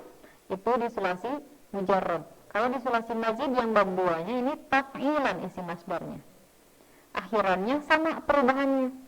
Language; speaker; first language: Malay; non-native, local second language; Sundanese